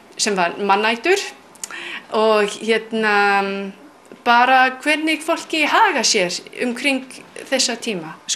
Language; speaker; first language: Icelandic; non-native, fluent; Chinese